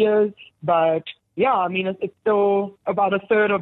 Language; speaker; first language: English; native; English